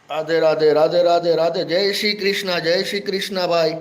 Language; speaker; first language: Hindi; non-native, local second language; Gujarati